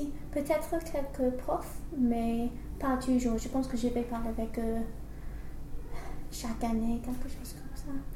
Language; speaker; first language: French; non-native, learner; English